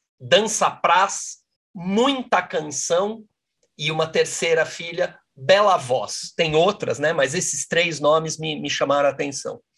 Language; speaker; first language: Portuguese; native; Portuguese